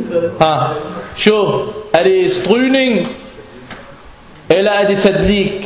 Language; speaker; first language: Danish; non-native, fluent; Arabic